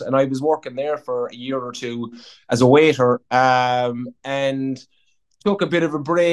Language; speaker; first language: English; native; English